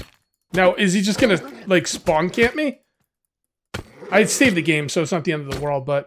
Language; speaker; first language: English; native; English